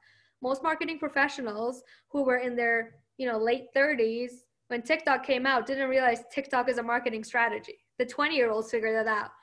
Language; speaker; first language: English; early bilingual, other home language; Persian